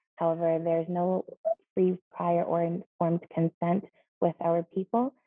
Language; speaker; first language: English; native; English